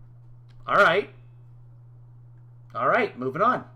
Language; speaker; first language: English; native; English